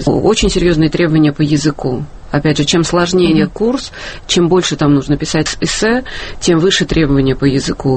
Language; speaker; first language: Russian; native; Russian